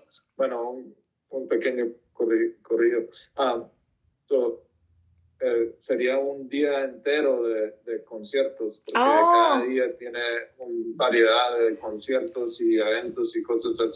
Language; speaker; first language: Spanish; early bilingual, heritage; Spanish